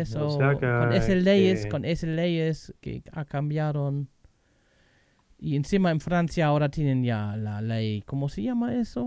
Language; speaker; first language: Spanish; non-native, learner; German